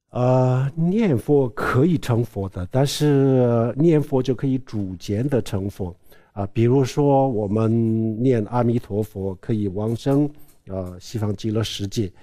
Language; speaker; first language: Chinese; non-native, local second language; Tibetan